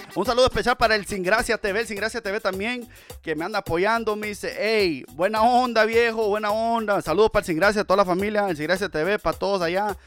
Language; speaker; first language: Spanish; early bilingual, heritage; Spanish